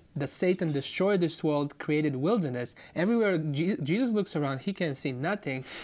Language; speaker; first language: English; non-native, fluent; Croatian